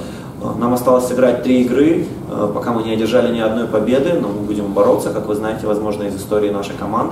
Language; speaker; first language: Russian; native; Russian